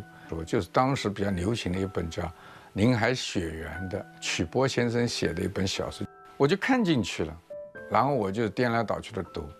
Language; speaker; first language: Chinese; non-native, local second language; Wu Chinese